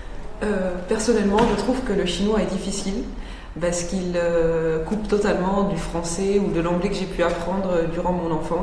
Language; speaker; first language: French; non-native, fluent; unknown